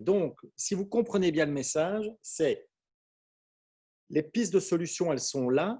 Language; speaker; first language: French; native; French